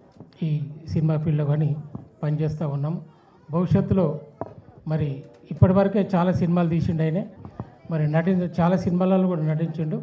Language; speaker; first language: Telugu; native; Telugu